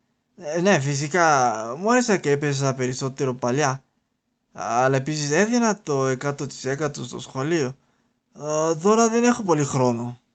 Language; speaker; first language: Greek; non-native, learner; Spanish